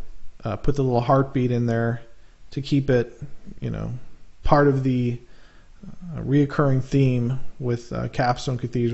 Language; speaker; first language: English; native; English